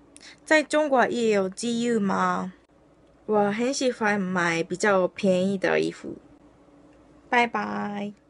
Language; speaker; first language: Chinese; non-native, learner; Japanese